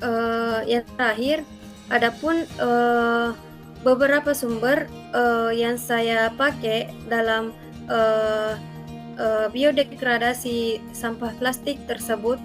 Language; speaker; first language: Indonesian; native; Indonesian